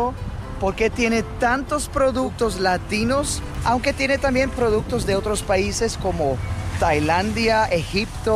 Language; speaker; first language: Spanish; non-native, fluent; Russian